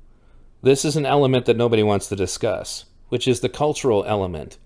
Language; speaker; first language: English; native; English